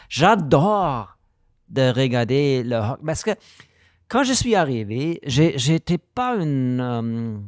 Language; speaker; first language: French; non-native, learner; German